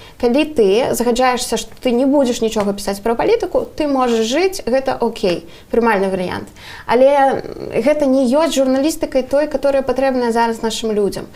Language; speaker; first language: Belarusian; non-native, local second language; Russian